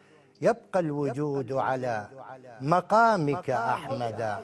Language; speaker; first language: Arabic; native; Arabic